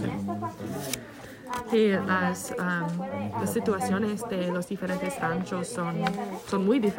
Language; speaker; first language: Spanish; non-native, fluent; English